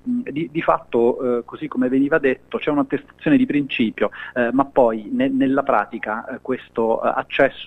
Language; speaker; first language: Italian; native; Italian